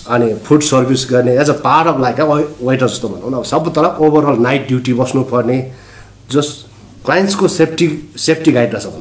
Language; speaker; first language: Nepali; non-native, local second language; Sherpa